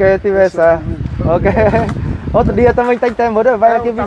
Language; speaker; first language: Portuguese; non-native, learner; Vietnamese